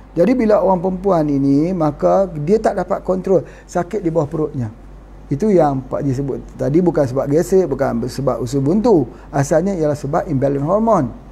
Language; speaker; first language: Malay; native; Malay